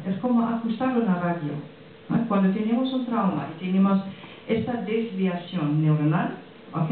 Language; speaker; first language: Spanish; non-native, fluent; French